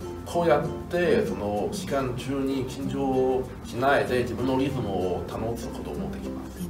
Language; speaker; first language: Japanese; non-native, fluent; Chinese